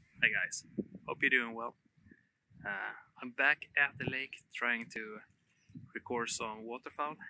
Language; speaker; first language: English; non-native, fluent; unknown